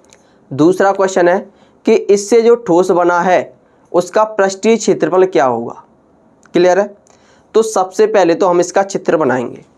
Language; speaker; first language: Hindi; native; Hindi